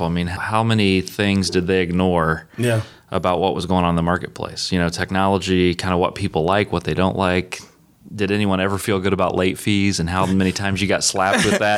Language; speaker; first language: English; native; English